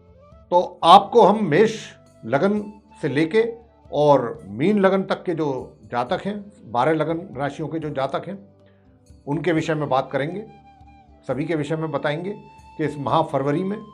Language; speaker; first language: Hindi; native; Hindi